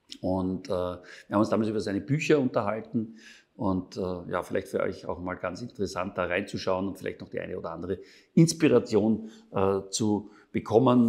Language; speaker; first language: German; native; German